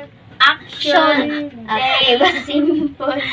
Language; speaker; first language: English; non-native, local second language; Cebuano